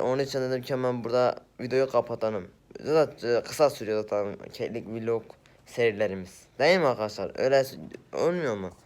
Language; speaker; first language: Turkish; native; Turkish